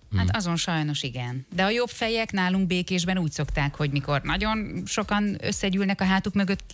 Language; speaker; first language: Hungarian; native; Hungarian